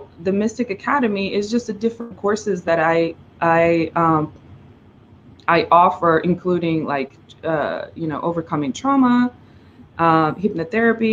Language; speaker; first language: English; non-native, fluent; Russian